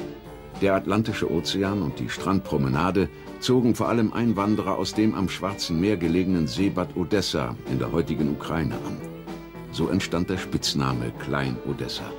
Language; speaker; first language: German; native; German